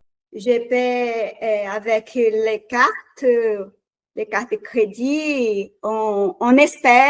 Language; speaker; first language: French; non-native, learner; Portuguese